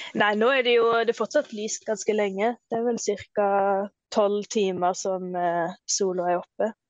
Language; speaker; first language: Norwegian; native; Norwegian